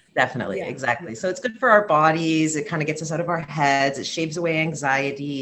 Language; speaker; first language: English; native; English